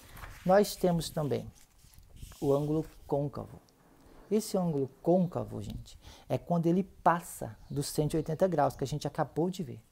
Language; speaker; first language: Portuguese; native; Portuguese